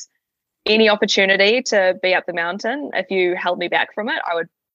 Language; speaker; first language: English; native; English